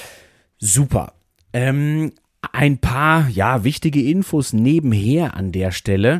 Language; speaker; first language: German; native; German